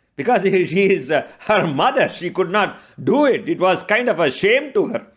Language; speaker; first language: English; non-native, local second language; Tamil